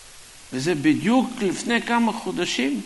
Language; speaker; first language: Hebrew; non-native, fluent; Russian